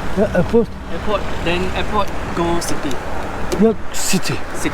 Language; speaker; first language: English; non-native, learner; Turkish